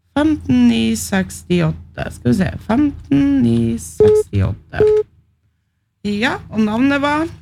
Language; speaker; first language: Norwegian; native; Norwegian